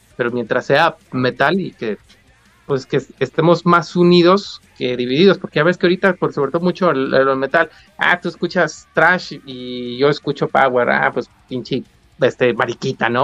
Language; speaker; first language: Spanish; native; Spanish